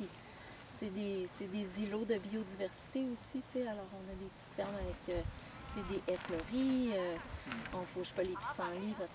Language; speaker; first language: French; native; French